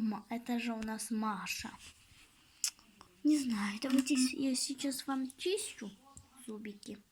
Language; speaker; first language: Russian; non-native, local second language; Kazakh